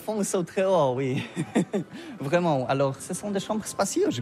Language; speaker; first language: French; non-native, learner; Polish